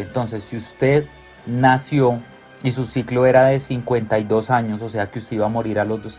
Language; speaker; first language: Spanish; native; Spanish